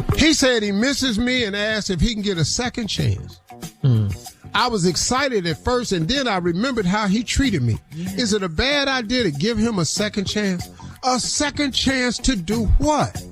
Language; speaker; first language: English; native; English